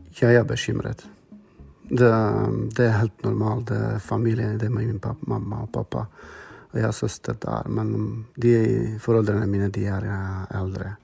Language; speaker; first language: Norwegian; non-native, fluent; Slovak